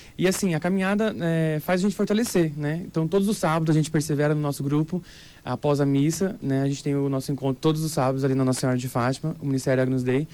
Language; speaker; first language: Portuguese; native; Portuguese